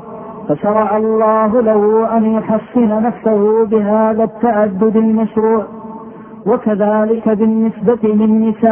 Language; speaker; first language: Arabic; native; Arabic